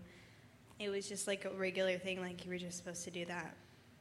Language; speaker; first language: English; native; English